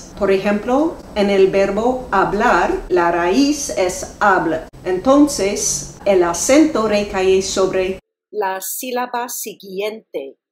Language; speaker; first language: Spanish; non-native, fluent; English